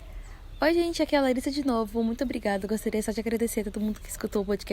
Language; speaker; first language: Portuguese; native; Portuguese